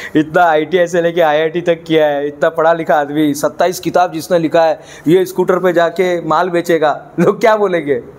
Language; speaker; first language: Hindi; non-native, local second language; Marathi